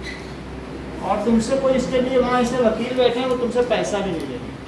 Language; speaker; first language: Hindi; native; Hindi